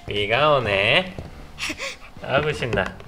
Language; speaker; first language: Korean; native; Korean